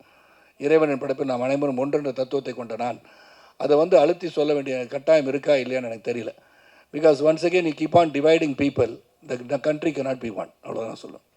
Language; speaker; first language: Tamil; native; Tamil